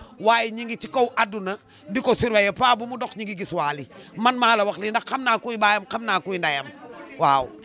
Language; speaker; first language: Wolof; non-native, local second language; Fula